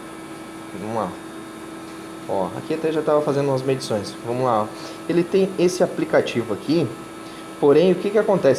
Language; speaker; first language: Portuguese; native; Portuguese